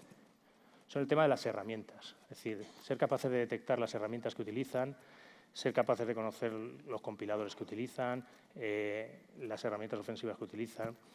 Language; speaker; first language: Spanish; native; Spanish